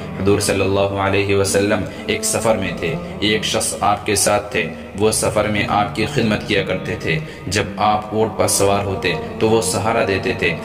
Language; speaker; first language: Urdu; native; Urdu